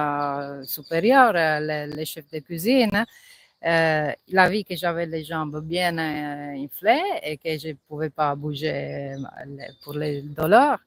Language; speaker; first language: French; non-native, learner; Italian